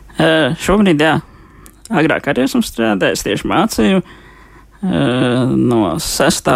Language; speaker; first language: Latvian; native; Latvian